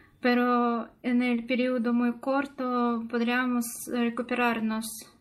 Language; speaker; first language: Spanish; non-native, learner; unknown